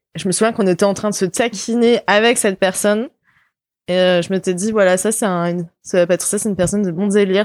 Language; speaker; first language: French; native; French